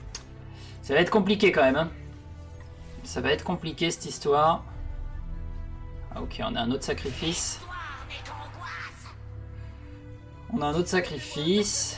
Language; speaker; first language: French; native; French